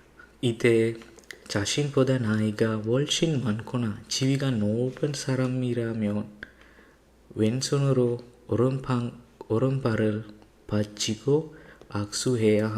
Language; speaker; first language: Korean; non-native, learner; Sinhala